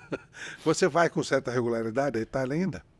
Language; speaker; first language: Portuguese; native; Portuguese